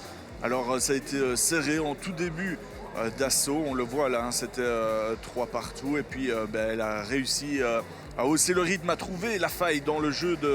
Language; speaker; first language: French; native; French